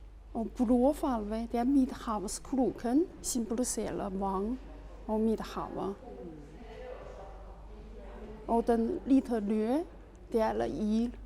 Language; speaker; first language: Norwegian; non-native, learner; Chinese